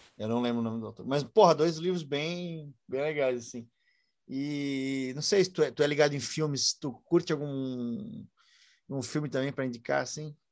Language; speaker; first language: Portuguese; native; Portuguese